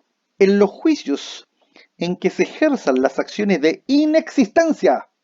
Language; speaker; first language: Spanish; native; Spanish